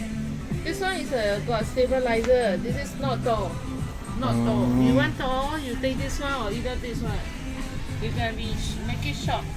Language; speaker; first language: English; non-native, fluent; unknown